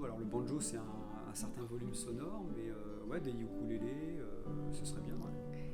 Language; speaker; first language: French; native; French